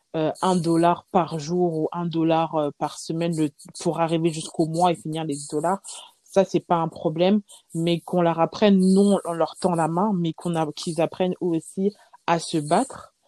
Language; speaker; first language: French; native; French